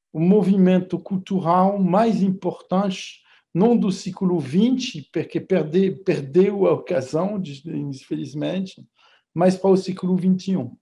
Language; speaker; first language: Portuguese; non-native, fluent; French